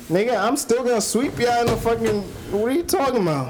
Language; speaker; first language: English; early bilingual, other home language; Spanish